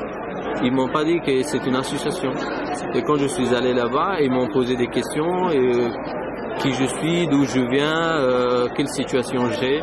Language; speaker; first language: French; non-native, fluent; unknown